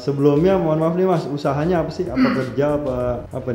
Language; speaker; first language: Indonesian; native; Indonesian